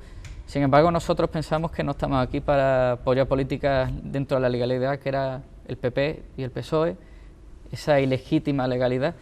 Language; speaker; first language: Spanish; native; Spanish